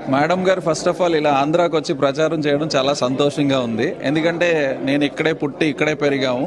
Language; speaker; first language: Telugu; native; Telugu